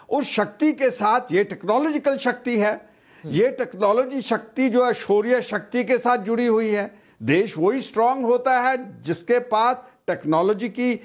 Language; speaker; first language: Hindi; non-native, local second language; Punjabi